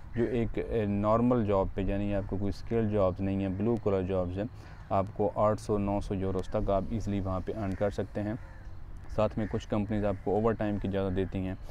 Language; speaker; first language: Urdu; non-native, local second language; Punjabi